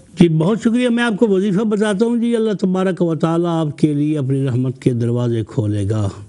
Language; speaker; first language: Urdu; non-native, local second language; Punjabi